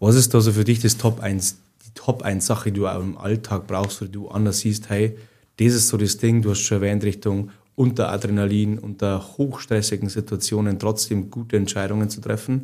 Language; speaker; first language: German; native; German